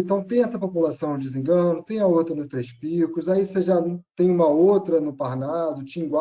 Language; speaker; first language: Portuguese; native; Portuguese